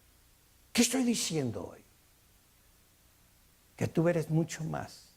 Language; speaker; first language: Spanish; early bilingual, heritage; Spanish